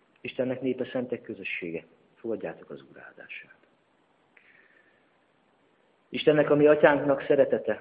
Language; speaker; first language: Hungarian; native; Hungarian